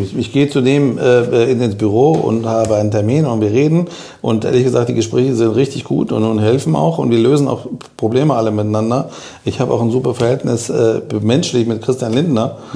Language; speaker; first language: German; non-native, fluent; Persian